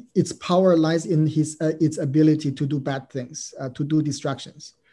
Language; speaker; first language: English; non-native, fluent; Chinese